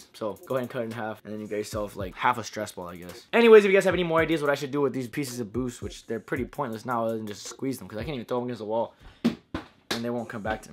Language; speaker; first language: English; native; English